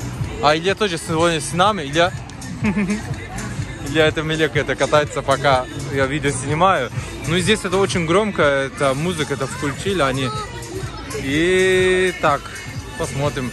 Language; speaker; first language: Russian; non-native, learner; Turkish